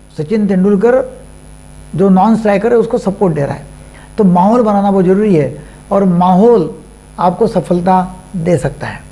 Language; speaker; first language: Hindi; non-native, local second language; Marathi